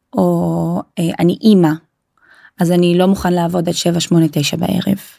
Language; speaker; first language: Hebrew; non-native, local second language; Arabic